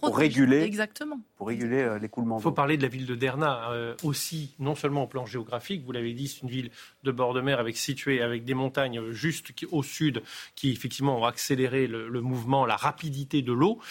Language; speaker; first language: French; native; French